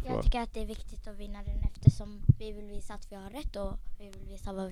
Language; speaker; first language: Swedish; early bilingual, other home language; Somali